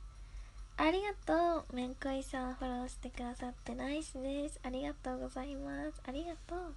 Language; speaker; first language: Japanese; native; Japanese